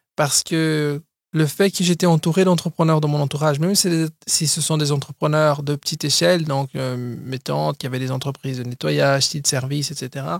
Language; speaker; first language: French; early bilingual, other home language; Portuguese